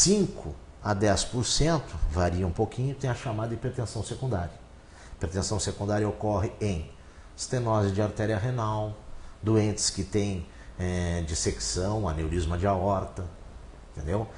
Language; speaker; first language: Portuguese; native; Portuguese